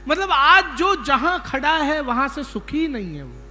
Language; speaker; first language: Hindi; non-native, local second language; Gujarati